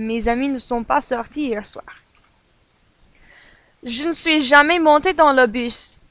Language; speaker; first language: French; non-native, fluent; English